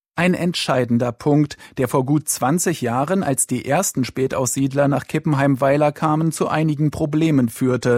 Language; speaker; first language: German; native; German